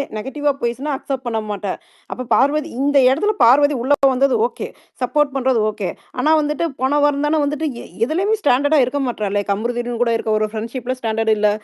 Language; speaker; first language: Tamil; native; Tamil